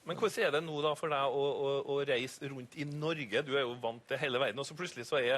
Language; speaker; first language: Norwegian; native; Norwegian